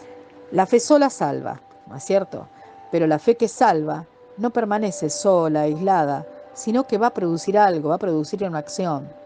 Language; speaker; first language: Spanish; native; Spanish